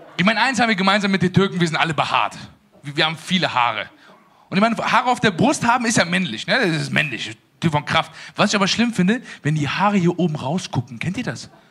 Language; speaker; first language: German; early bilingual, other home language; Persian